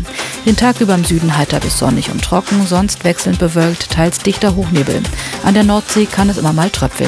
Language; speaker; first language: German; native; German